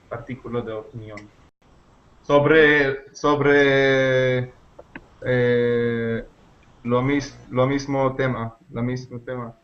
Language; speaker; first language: Spanish; non-native, learner; Hebrew